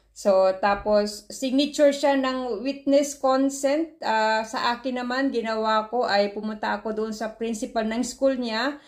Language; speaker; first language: Filipino; native; Filipino